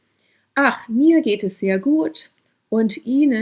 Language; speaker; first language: German; non-native, fluent; English